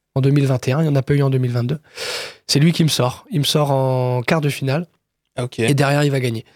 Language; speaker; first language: French; native; French